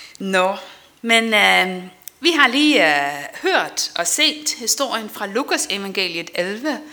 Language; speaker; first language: Danish; non-native, fluent; Dutch